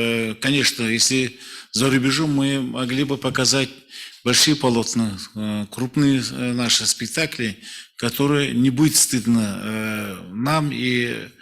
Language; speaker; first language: Russian; non-native, local second language; Kazakh